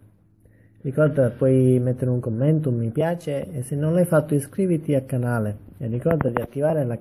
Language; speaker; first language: Italian; native; Italian